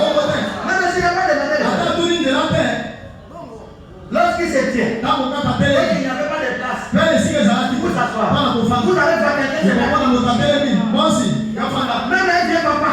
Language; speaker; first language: French; non-native, local second language; Lingala